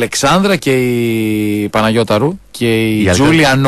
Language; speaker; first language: Greek; native; Greek